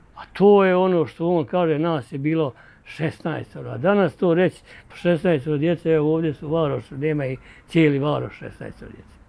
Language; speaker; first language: Bosnian; native; Bosnian